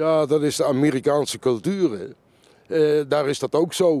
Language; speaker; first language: Dutch; native; Dutch